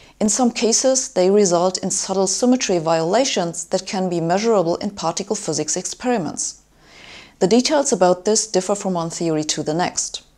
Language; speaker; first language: English; non-native, fluent; German